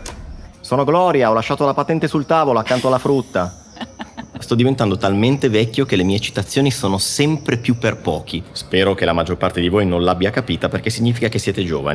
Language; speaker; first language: Italian; native; Italian